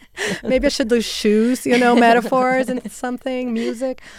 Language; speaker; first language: English; non-native, fluent; Portuguese